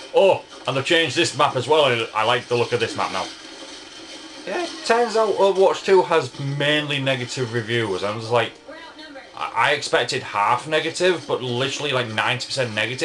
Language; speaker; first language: English; native; English